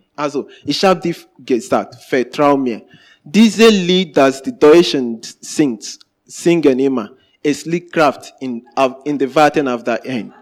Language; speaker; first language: German; non-native, learner; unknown